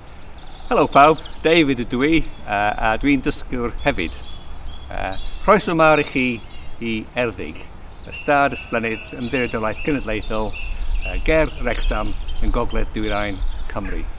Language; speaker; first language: Welsh; non-native, learner; English